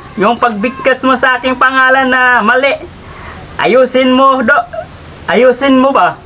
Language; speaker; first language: Filipino; native; Filipino